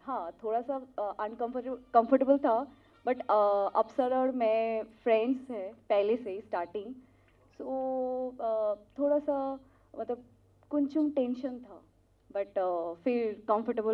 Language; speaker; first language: Hindi; non-native, local second language; Telugu